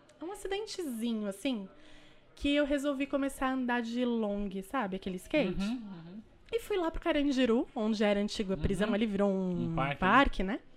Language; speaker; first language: Portuguese; native; Portuguese